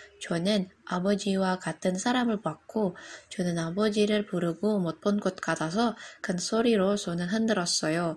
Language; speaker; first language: Korean; non-native, learner; Indonesian